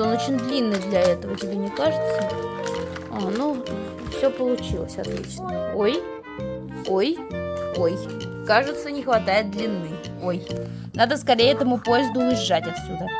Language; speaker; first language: Russian; native; Russian